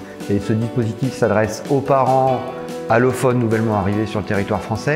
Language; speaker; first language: French; native; French